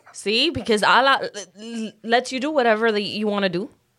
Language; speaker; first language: English; early bilingual, other home language; Spanish